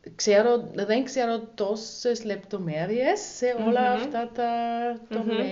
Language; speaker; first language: Greek; non-native, learner; German